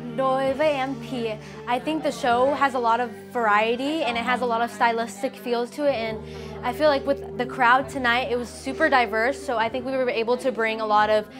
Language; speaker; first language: English; early bilingual, other home language; Vietnamese